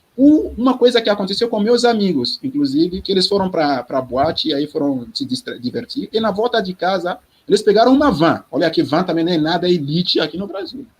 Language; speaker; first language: Portuguese; non-native, fluent; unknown